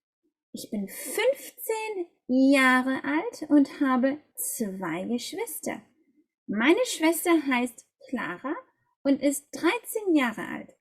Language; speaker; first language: German; non-native, fluent; English